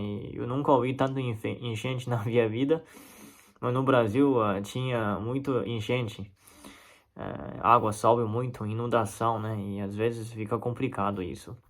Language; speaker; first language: Portuguese; non-native, fluent; Chinese